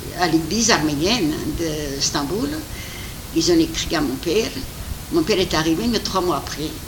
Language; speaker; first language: French; non-native, fluent; Armenian